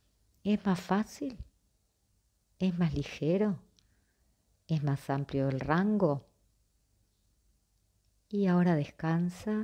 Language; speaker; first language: Spanish; native; Spanish